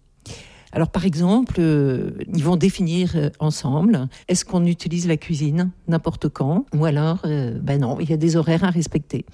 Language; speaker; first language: French; native; French